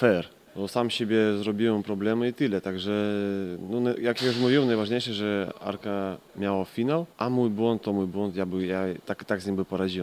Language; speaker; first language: Polish; non-native, fluent; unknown